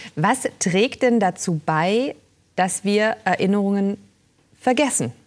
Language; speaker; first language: German; native; German